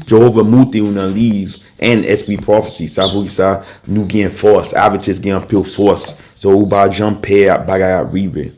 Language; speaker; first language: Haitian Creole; early bilingual, heritage; Haitian Creole